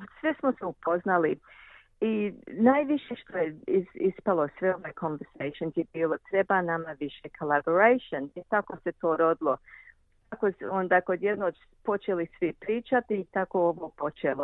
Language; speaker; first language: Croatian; early bilingual, heritage; Croatian